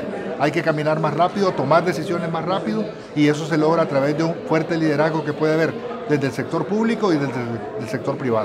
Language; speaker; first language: Spanish; native; Spanish